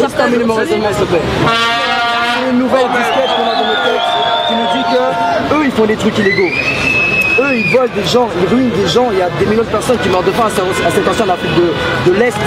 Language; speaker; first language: French; native; French